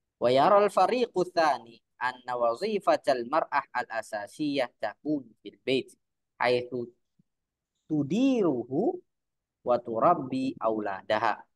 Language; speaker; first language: Arabic; non-native, fluent; Indonesian